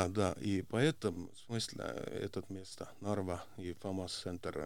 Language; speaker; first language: Russian; non-native, local second language; Estonian